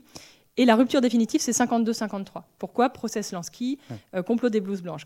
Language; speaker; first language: French; native; French